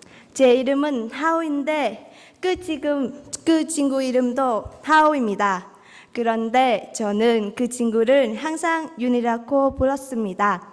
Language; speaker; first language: Korean; non-native, fluent; Vietnamese